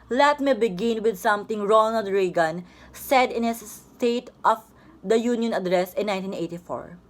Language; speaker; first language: English; non-native, local second language; Filipino